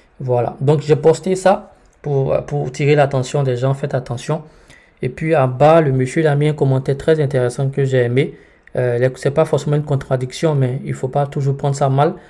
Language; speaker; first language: French; native; French